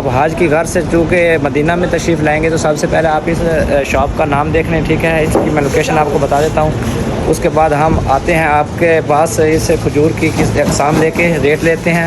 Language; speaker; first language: Hindi; native; Hindi